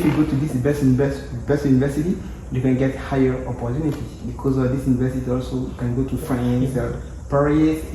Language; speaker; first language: English; non-native, learner; French